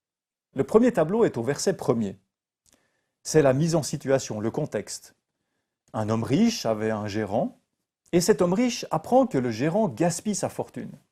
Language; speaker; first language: French; native; French